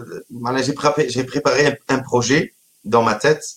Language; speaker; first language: French; non-native, local second language; Arabic